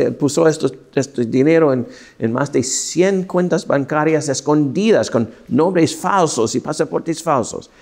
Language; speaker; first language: Spanish; non-native, fluent; English